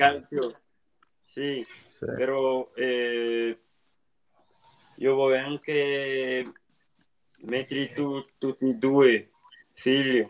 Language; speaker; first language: Italian; non-native, learner; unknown